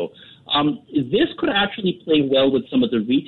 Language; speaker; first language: English; non-native, local second language; Filipino